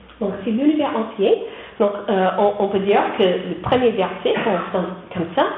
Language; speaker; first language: French; non-native, learner; English